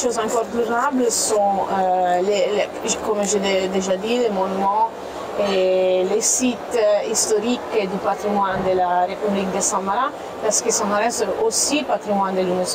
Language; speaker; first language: French; non-native, fluent; Italian